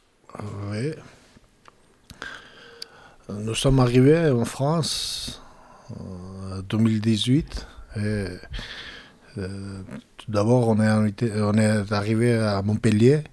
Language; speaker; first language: French; non-native, fluent; Georgian